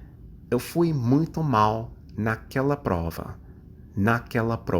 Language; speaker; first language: Portuguese; non-native, fluent; English